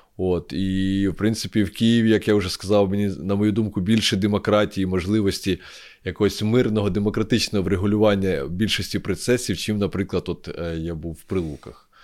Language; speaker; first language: Ukrainian; non-native, local second language; Russian